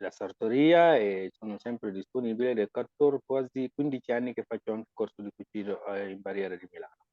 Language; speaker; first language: Italian; non-native, fluent; Wolof